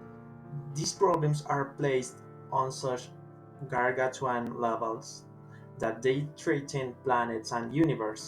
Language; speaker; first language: English; non-native, learner; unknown